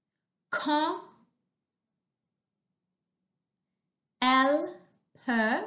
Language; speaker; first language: French; non-native, fluent; English